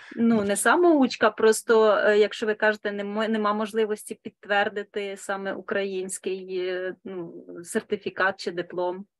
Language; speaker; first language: Ukrainian; native; Ukrainian